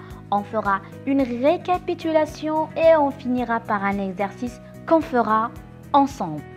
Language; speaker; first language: French; non-native, local second language; Arabic